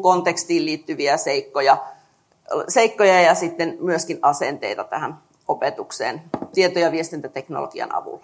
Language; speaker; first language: Finnish; native; Finnish